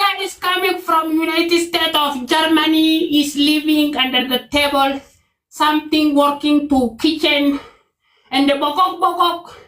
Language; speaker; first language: English; non-native, learner; Oromo